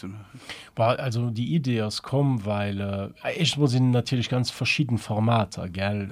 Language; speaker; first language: Luxembourgish; early bilingual, other home language; German